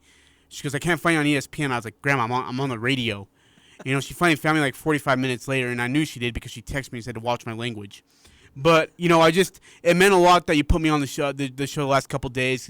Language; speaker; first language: English; native; English